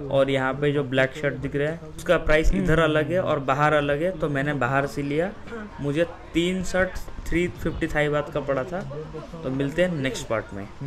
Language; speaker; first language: Hindi; non-native, local second language; Odia